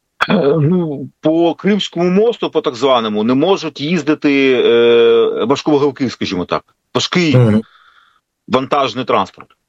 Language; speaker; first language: Ukrainian; native; Ukrainian